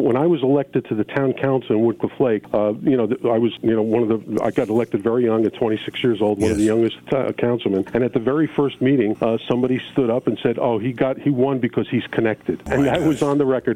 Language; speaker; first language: English; early bilingual, other home language; Sicilian